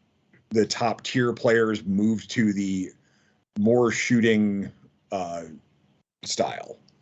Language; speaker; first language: English; native; English